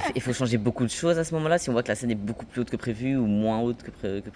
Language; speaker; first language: French; native; French